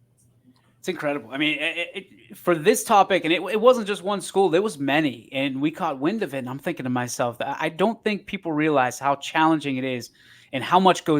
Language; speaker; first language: English; native; English